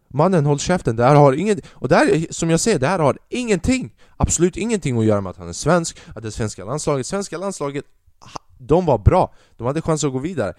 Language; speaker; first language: Swedish; early bilingual, other home language; Albanian